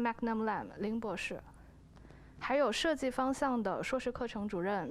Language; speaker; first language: Chinese; native; Chinese